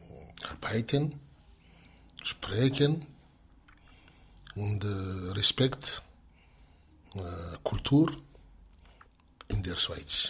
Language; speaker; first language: German; non-native, learner; Malagasy